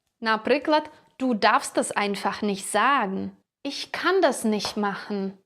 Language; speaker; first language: German; non-native, fluent; Ukrainian